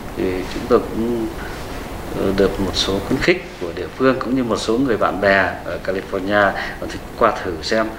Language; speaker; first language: Vietnamese; native; Vietnamese